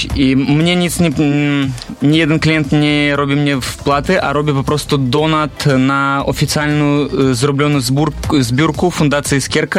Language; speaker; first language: Polish; non-native, learner; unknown